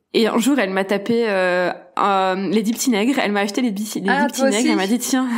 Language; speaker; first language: French; native; French